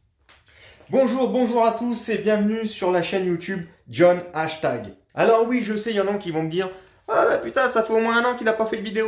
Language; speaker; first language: French; native; French